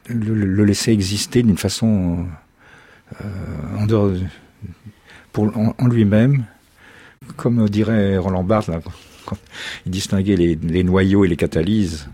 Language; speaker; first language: French; native; French